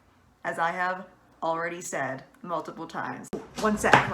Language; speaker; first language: English; native; English